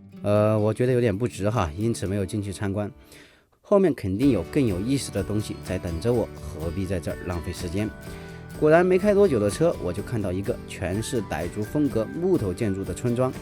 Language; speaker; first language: Chinese; native; Chinese